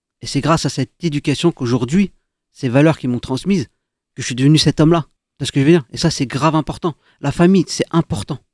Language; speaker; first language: French; early bilingual, other home language; Arabic